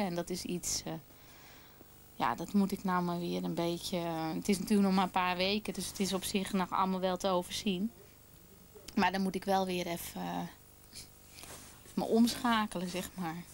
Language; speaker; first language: Dutch; native; Dutch